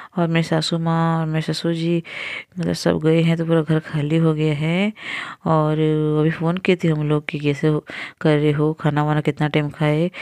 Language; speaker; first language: Hindi; native; Hindi